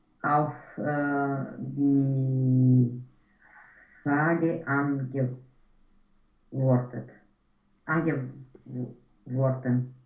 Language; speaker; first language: German; non-native, learner; Romanian